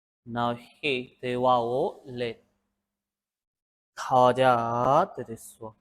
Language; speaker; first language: Vietnamese; non-native, learner; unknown